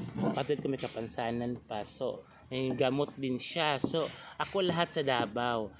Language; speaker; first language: Filipino; non-native, local second language; Cebuano